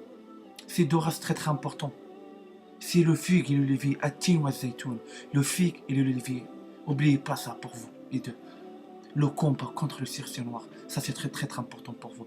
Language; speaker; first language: French; non-native, learner; Arabic